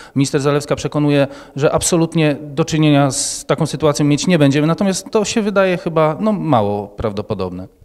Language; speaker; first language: Polish; native; Polish